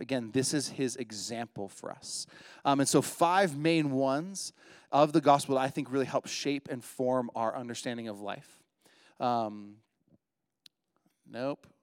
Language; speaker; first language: English; native; English